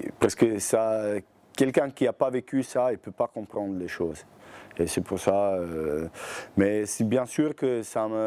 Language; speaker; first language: French; non-native, fluent; Bosnian